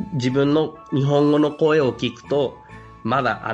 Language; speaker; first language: Japanese; non-native, fluent; Spanish